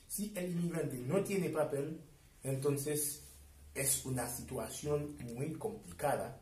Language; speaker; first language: Spanish; non-native, fluent; Haitian Creole